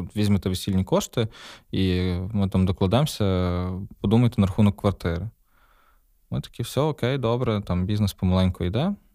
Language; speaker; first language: Ukrainian; native; Ukrainian